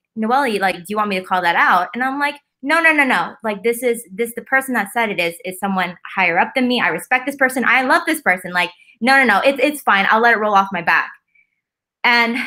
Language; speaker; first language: English; native; English